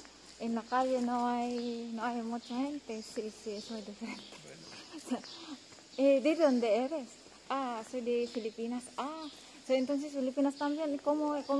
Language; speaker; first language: Spanish; non-native, learner; Filipino